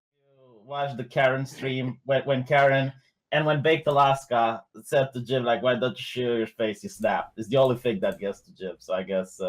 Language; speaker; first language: English; native; English